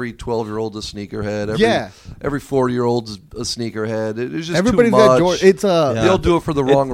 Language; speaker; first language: English; native; English